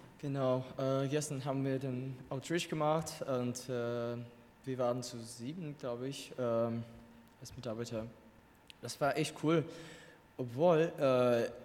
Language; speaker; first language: German; non-native, fluent; Russian